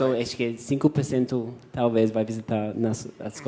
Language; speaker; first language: Portuguese; non-native, fluent; English